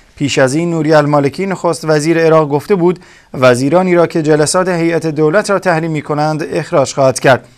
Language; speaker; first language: Persian; non-native, local second language; Kurdish